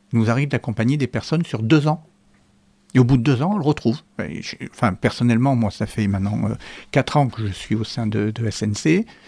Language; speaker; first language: French; native; French